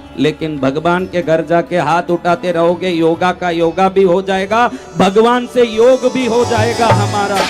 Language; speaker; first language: Hindi; non-native, local second language; Marwari